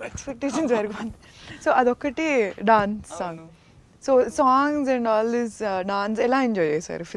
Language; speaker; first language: Telugu; native; Telugu